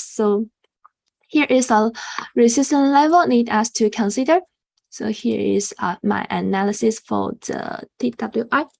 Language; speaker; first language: English; non-native, fluent; Chinese